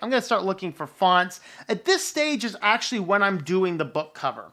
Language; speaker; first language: English; native; English